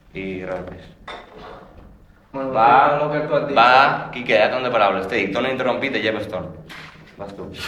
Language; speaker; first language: Catalan; native; Catalan